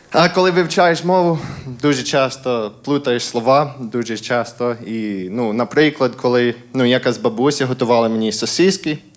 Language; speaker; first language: Ukrainian; non-native, fluent; English